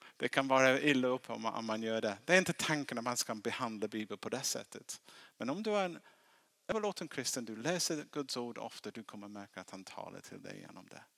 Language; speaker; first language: Swedish; non-native, fluent; English